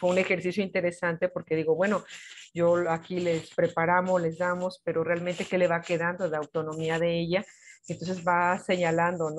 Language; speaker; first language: Spanish; native; Spanish